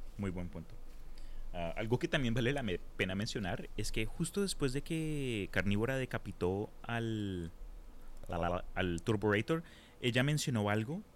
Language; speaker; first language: Spanish; early bilingual, heritage; Spanish